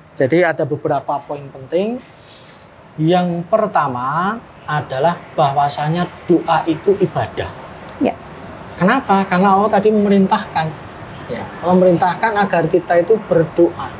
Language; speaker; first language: Indonesian; native; Indonesian